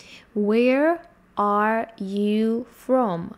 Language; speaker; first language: English; non-native, fluent; Georgian